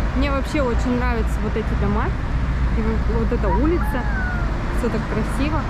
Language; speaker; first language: Russian; native; Russian